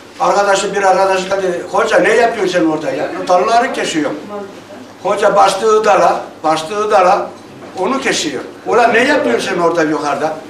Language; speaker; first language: Turkish; early bilingual, heritage; Turkish